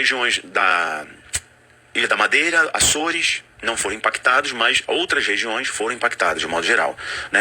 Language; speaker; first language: Portuguese; native; Portuguese